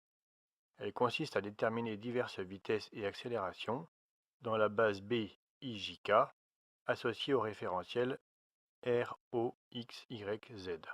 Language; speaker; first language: French; native; French